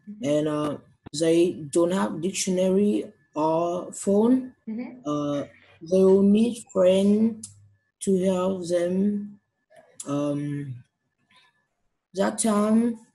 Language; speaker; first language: English; non-native, learner; Vietnamese